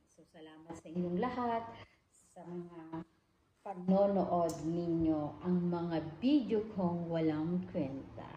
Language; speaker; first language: Filipino; non-native, local second language; Iloko